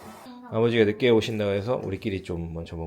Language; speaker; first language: Korean; native; Korean